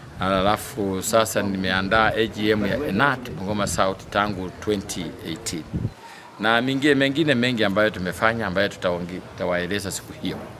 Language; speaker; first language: Swahili; non-native, local second language; Luyia